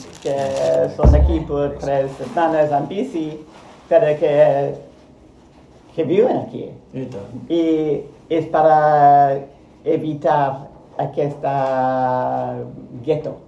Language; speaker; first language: Catalan; non-native, fluent; Spanish